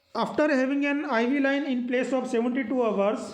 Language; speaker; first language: English; non-native, local second language; Gujarati